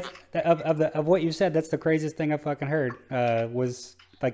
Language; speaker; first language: English; native; English